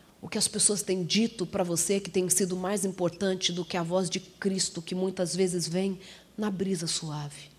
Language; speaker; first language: Portuguese; native; Portuguese